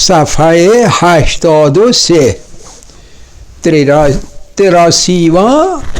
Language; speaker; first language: Persian; non-native, fluent; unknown